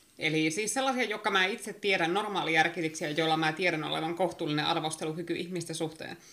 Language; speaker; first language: Finnish; native; Finnish